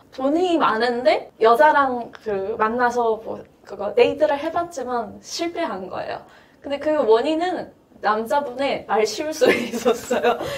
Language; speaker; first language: Korean; non-native, fluent; Japanese